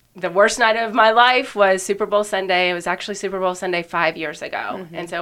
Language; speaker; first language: English; native; English